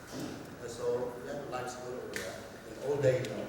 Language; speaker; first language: English; non-native, learner; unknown